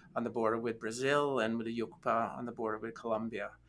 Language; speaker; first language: English; non-native, fluent; Norwegian